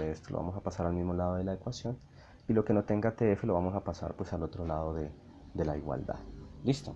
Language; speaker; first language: Spanish; native; Spanish